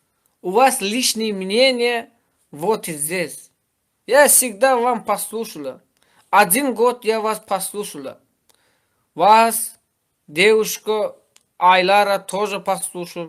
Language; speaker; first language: Russian; non-native, learner; Turkmen